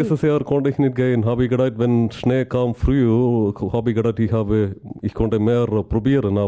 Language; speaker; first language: German; non-native, learner; Malayalam